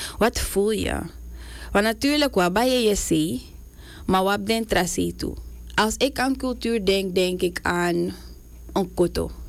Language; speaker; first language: Dutch; native; Dutch